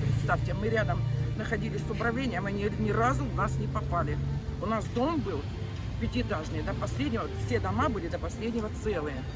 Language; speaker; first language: Russian; native; Russian